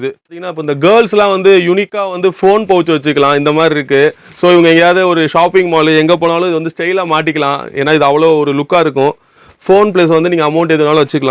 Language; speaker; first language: Tamil; native; Tamil